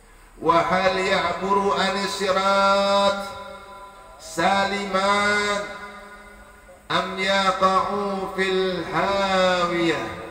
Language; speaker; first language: Arabic; non-native, fluent; Indonesian